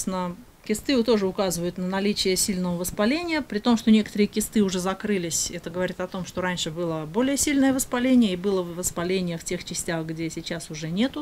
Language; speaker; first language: Russian; native; Russian